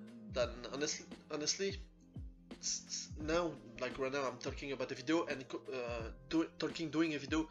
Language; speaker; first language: English; non-native, fluent; French